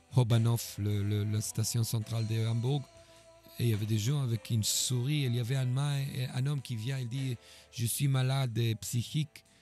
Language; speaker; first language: French; non-native, fluent; Hebrew